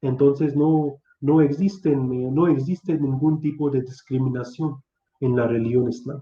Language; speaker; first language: Spanish; non-native, fluent; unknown